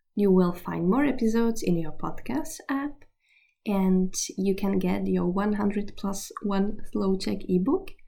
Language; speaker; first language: English; non-native, fluent; Czech